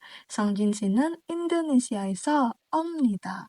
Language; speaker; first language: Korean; non-native, learner; Indonesian